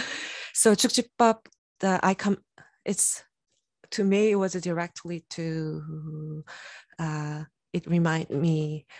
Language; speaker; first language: English; non-native, fluent; Korean